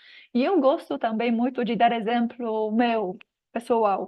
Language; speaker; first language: Portuguese; non-native, fluent; Polish